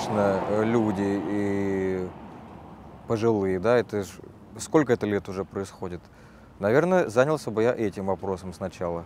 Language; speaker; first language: Russian; native; Russian